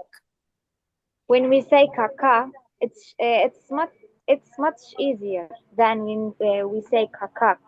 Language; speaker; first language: English; non-native, fluent; Arabic